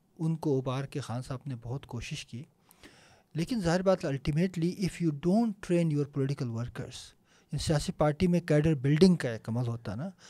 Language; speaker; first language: Urdu; non-native, local second language; Punjabi